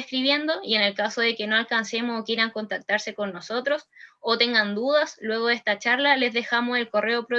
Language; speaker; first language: Spanish; native; Spanish